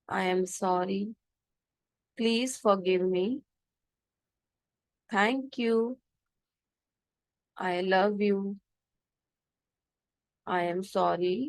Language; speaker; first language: Hindi; native; Hindi